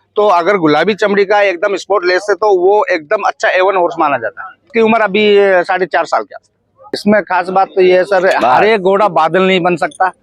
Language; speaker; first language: Hindi; native; Hindi